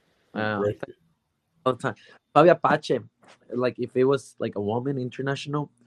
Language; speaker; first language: English; non-native, fluent; Spanish